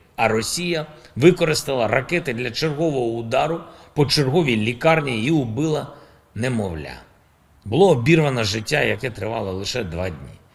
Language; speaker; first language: Ukrainian; non-native, local second language; Russian